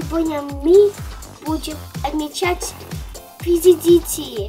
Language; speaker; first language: Russian; early bilingual, heritage; Russian